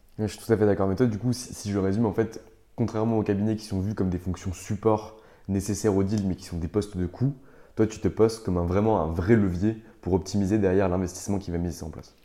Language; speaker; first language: French; native; French